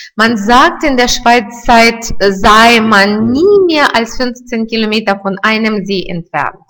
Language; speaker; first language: German; non-native, fluent; Russian